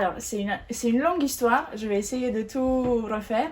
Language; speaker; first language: French; native; French